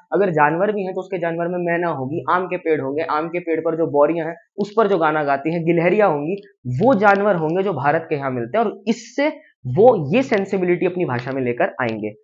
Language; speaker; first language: Hindi; native; Hindi